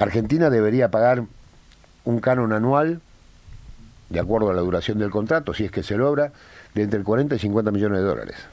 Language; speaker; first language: Spanish; native; Spanish